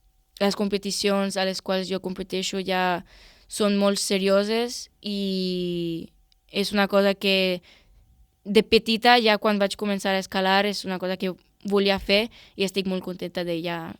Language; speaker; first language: Catalan; non-native, local second language; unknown